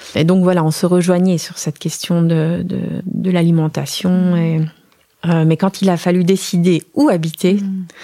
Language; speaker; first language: French; native; French